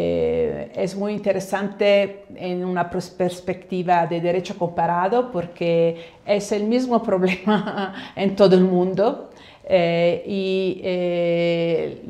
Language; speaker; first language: Spanish; non-native, fluent; Italian